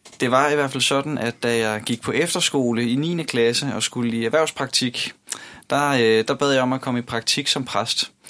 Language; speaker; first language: Danish; native; Danish